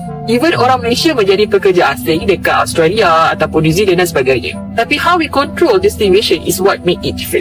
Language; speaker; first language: Malay; native; Malay